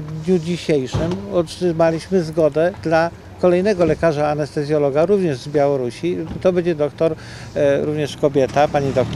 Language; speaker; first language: Polish; native; Polish